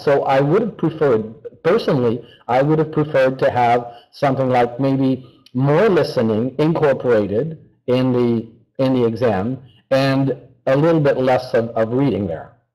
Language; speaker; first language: English; non-native, fluent; French